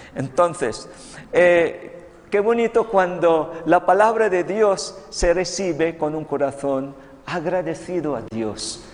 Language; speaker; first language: Spanish; non-native, fluent; Filipino